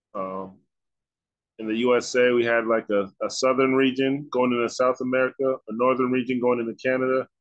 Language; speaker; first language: English; native; English